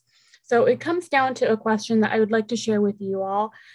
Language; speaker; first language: English; early bilingual, other home language; Spanish